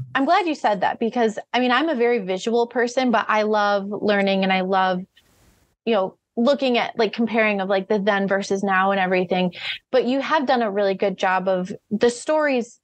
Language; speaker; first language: English; native; English